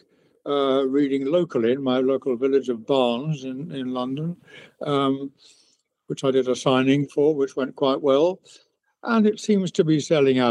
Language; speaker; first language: English; native; English